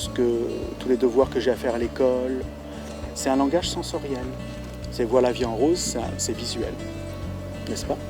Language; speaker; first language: French; native; French